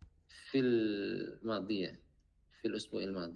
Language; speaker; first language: Arabic; non-native, fluent; Indonesian